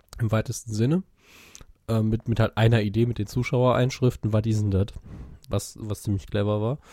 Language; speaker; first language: German; native; German